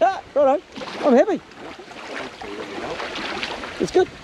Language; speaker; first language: English; native; English